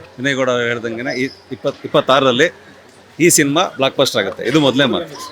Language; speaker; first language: Kannada; native; Kannada